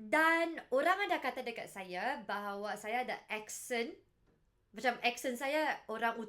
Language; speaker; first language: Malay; non-native, local second language; English